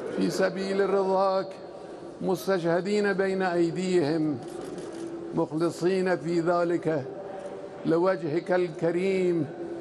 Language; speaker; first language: Arabic; non-native, fluent; Persian